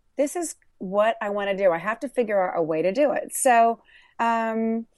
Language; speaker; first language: English; native; English